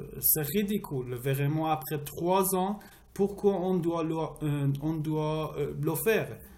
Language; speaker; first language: French; non-native, learner; Persian